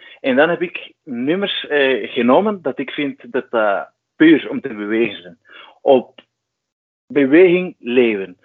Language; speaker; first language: Dutch; non-native, fluent; Spanish